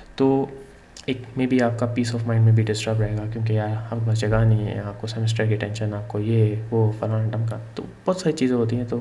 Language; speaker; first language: Urdu; native; Urdu